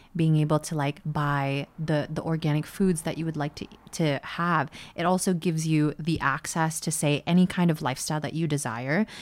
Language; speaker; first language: English; early bilingual, other home language; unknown